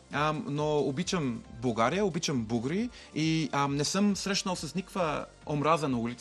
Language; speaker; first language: Bulgarian; non-native, learner; English